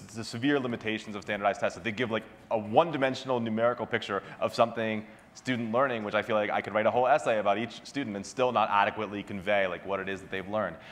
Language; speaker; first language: English; native; English